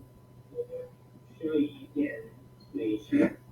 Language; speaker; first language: Chinese; non-native, learner; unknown